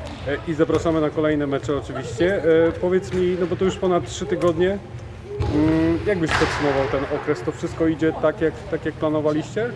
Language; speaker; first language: Polish; native; Polish